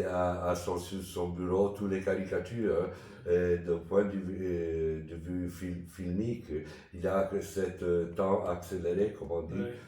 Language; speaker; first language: French; non-native, fluent; Italian